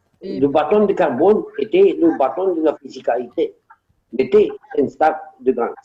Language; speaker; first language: French; non-native, learner; Romanian